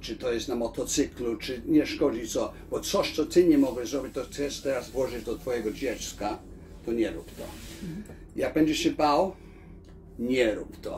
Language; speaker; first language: Polish; early bilingual, heritage; Polish